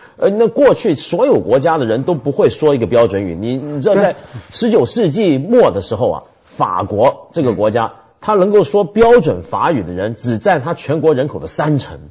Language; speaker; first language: Chinese; early bilingual, other home language; Cantonese